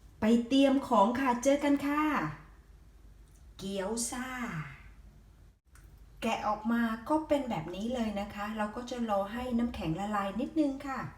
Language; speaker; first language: Thai; native; Thai